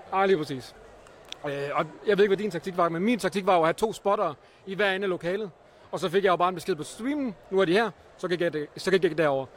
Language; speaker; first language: Danish; native; Danish